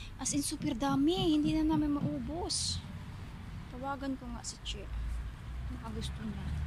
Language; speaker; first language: Filipino; native; Filipino